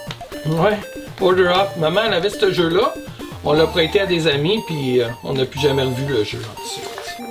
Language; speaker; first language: French; native; French